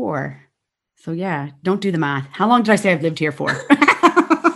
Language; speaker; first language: English; native; English